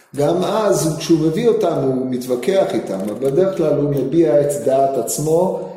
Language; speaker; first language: Hebrew; non-native, fluent; English